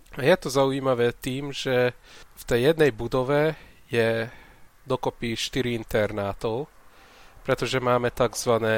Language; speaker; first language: Slovak; non-native, local second language; Hungarian